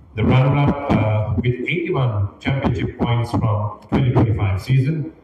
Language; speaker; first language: English; non-native, local second language; Sinhala